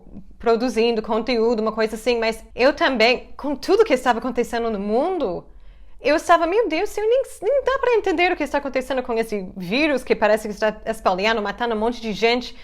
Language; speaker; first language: Portuguese; non-native, fluent; English